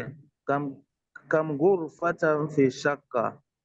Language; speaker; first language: Arabic; non-native, learner; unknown